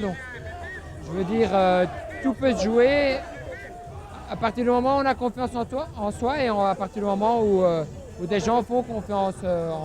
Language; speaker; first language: French; native; French